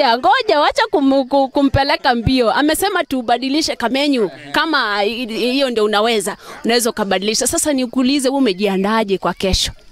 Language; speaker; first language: Swahili; non-native, local second language; Gusii